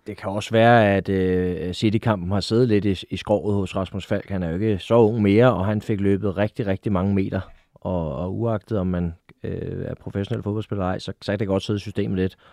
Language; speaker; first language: Danish; native; Danish